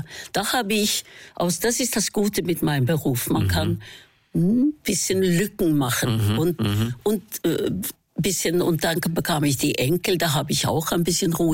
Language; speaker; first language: German; non-native, fluent; Norwegian